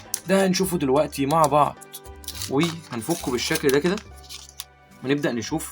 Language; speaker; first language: Arabic; native; Arabic